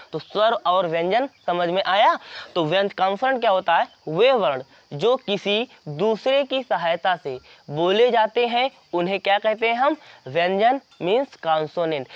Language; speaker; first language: Hindi; native; Hindi